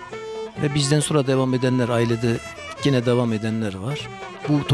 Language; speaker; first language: Turkish; native; Turkish